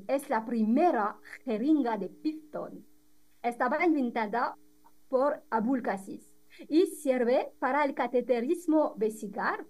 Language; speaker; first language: Spanish; non-native, fluent; French